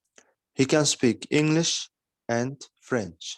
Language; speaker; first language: English; non-native, fluent; Uzbek